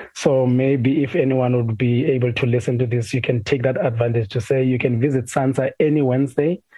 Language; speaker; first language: English; non-native, local second language; Xhosa